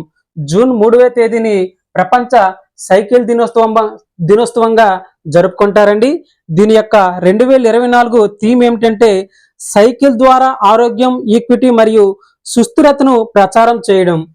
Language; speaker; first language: Telugu; native; Telugu